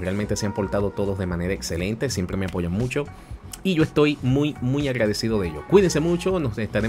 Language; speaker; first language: Spanish; native; Spanish